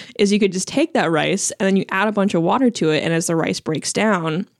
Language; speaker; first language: English; early bilingual, other home language; Chinese